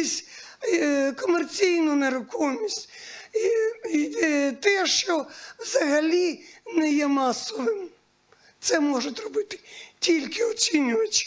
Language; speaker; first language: Ukrainian; native; Ukrainian